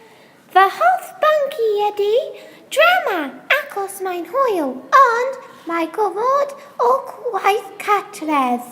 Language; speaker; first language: Welsh; non-native, local second language; English